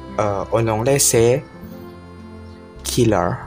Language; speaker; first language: French; non-native, learner; Indonesian